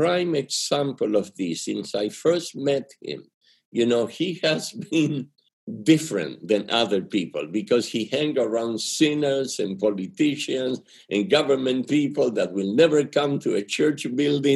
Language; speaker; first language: English; non-native, fluent; Spanish